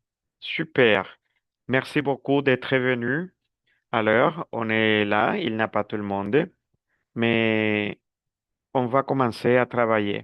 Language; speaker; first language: French; non-native, fluent; Spanish